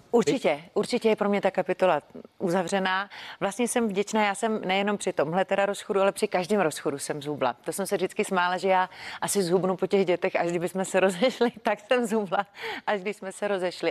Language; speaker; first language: Czech; native; Czech